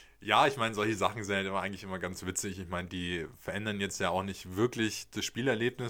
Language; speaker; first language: German; native; German